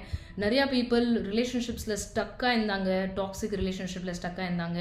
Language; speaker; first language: Tamil; non-native, local second language; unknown